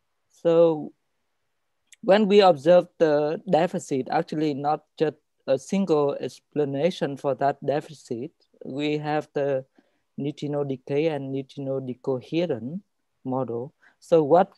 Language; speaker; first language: English; non-native, fluent; Vietnamese